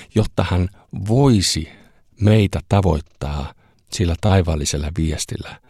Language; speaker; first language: Finnish; non-native, fluent; German